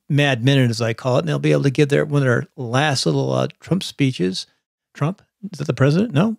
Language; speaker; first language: English; native; English